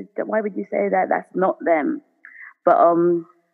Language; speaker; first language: English; native; English